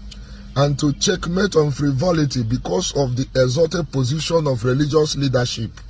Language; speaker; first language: English; non-native, local second language; Igbo